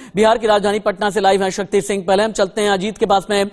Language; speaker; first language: Hindi; native; Hindi